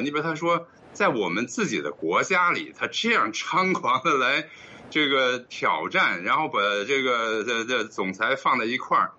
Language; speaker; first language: Chinese; native; Chinese